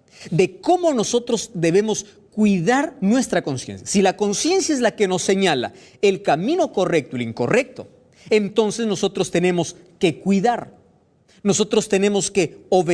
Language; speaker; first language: Spanish; native; Spanish